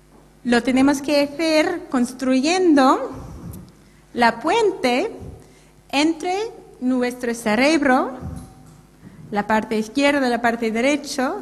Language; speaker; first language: Spanish; non-native, fluent; English